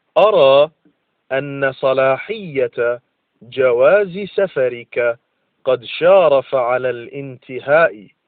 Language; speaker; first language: Arabic; non-native, fluent; English